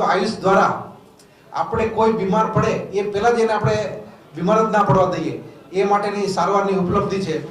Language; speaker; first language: Gujarati; native; Gujarati